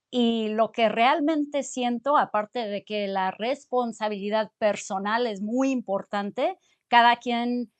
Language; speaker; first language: Spanish; early bilingual, other home language; English